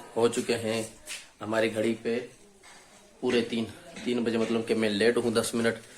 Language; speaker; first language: Urdu; non-native, local second language; Sindhi